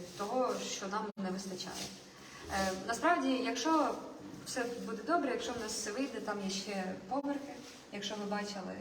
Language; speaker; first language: Ukrainian; non-native, local second language; Russian